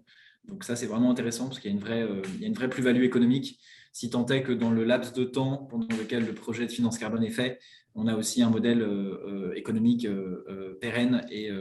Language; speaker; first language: French; native; French